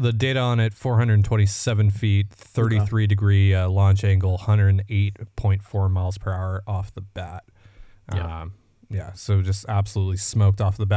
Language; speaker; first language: English; native; English